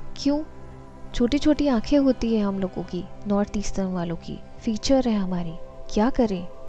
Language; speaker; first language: Hindi; non-native, local second language; Assamese